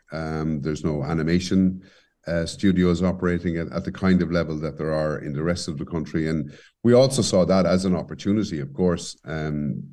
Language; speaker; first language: English; native; English